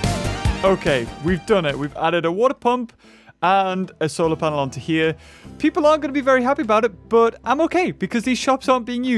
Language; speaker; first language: English; native; English